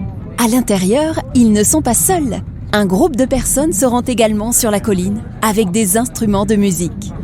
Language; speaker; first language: French; native; French